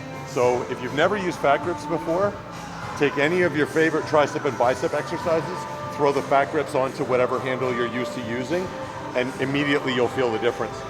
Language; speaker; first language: English; native; English